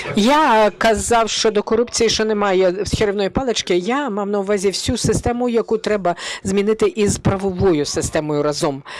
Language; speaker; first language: Ukrainian; early bilingual, heritage; Ukrainian